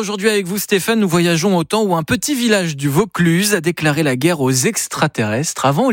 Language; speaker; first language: French; native; French